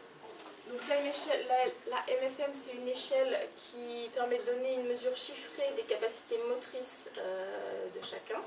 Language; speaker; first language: French; native; French